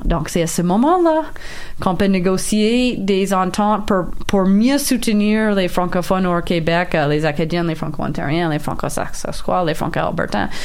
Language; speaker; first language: French; non-native, local second language; English